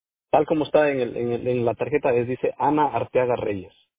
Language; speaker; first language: Spanish; native; Spanish